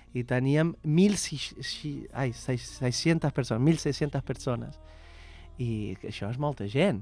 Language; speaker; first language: Catalan; non-native, fluent; Portuguese